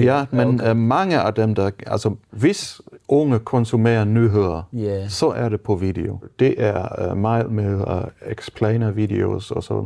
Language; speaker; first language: Danish; non-native, fluent; German